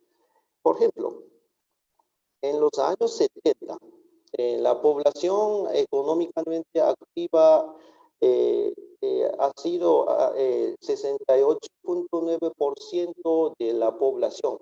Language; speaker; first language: Spanish; non-native, fluent; Japanese